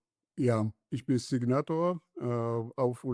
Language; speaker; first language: German; non-native, fluent; Georgian